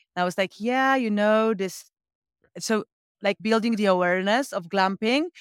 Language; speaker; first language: English; non-native, fluent; Polish